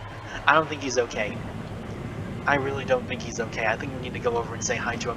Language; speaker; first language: English; native; English